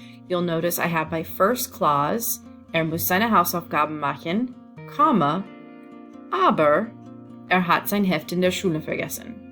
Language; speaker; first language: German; non-native, fluent; English